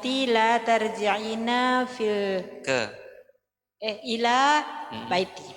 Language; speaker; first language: Arabic; non-native, learner; Indonesian